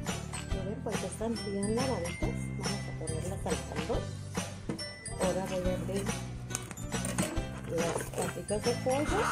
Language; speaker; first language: Spanish; native; Spanish